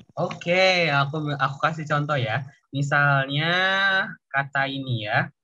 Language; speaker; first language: Indonesian; native; Indonesian